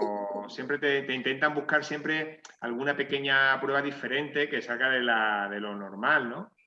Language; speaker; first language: Spanish; native; Spanish